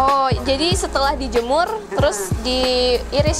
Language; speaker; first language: Indonesian; native; Indonesian